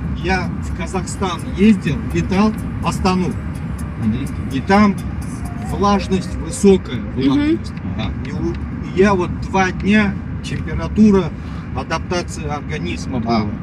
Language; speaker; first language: Russian; non-native, local second language; Uzbek